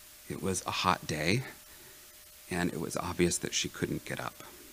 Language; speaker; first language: English; native; English